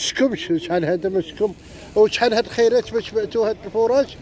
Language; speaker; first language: Arabic; native; Arabic